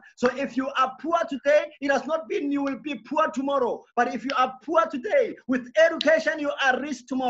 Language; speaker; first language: English; non-native, local second language; Northern Sotho